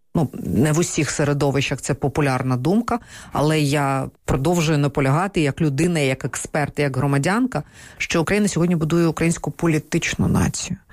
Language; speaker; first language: Ukrainian; non-native, local second language; Russian